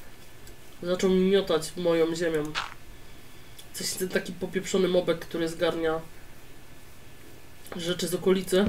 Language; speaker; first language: Polish; native; Polish